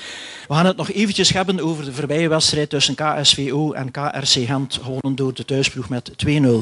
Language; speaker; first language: Dutch; native; Dutch